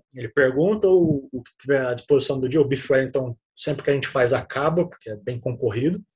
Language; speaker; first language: Portuguese; native; Portuguese